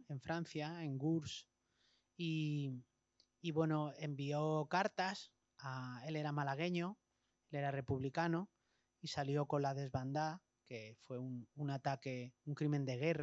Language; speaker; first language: Spanish; native; Spanish